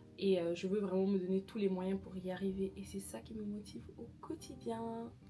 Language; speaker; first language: French; native; French